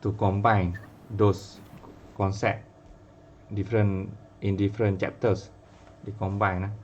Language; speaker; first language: English; non-native, local second language; Malay